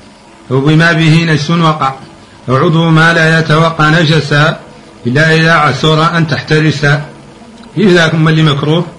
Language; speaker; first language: Arabic; native; Arabic